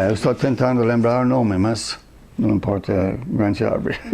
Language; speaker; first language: Portuguese; non-native, fluent; English